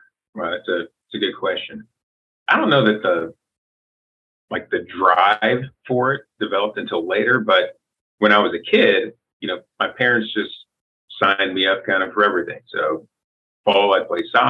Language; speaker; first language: English; native; English